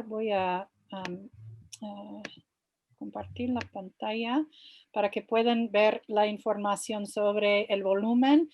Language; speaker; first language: Spanish; non-native, fluent; English